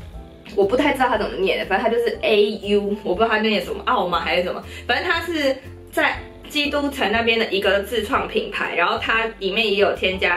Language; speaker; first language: Chinese; native; Chinese